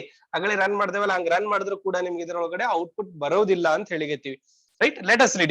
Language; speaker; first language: Kannada; native; Kannada